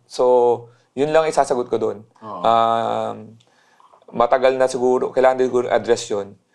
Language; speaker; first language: Filipino; native; Filipino